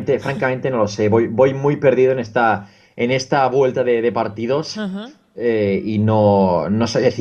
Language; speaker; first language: Spanish; native; Spanish